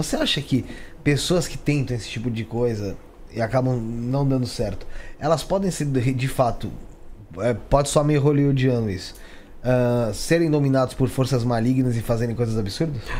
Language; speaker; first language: Portuguese; native; Portuguese